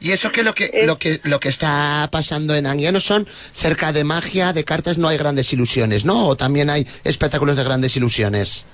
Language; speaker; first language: Spanish; native; Spanish